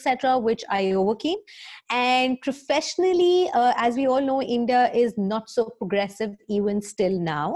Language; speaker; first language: English; non-native, local second language; Hindi